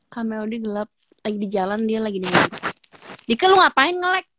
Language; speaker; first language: Indonesian; native; Indonesian